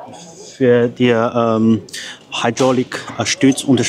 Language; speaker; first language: German; non-native, learner; Chinese